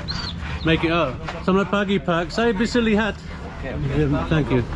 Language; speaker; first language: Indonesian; non-native, learner; English